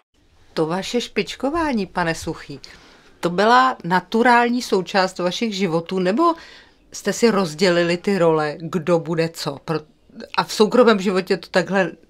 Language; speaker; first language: Czech; native; Czech